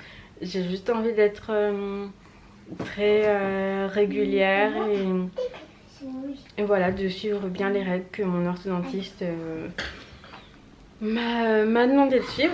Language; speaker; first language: French; native; French